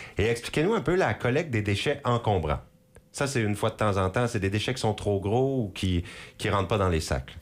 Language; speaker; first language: French; native; French